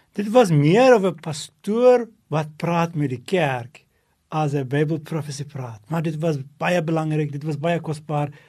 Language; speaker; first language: Afrikaans; non-native, local second language; English